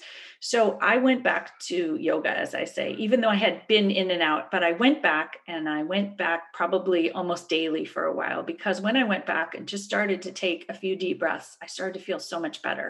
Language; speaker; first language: English; native; English